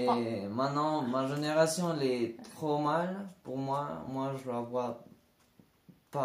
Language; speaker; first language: French; non-native, learner; Spanish